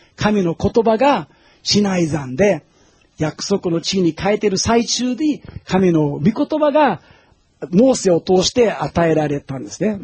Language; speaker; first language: Japanese; non-native, fluent; Portuguese